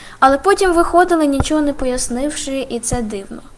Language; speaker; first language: Ukrainian; native; Ukrainian